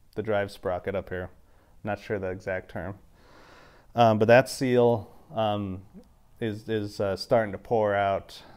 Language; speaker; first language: English; native; English